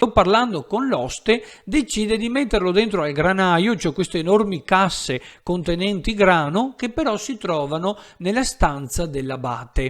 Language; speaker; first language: Italian; native; Italian